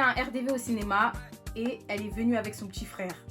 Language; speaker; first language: French; native; French